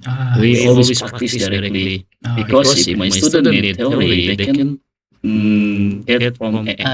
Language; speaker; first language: English; non-native, learner; Indonesian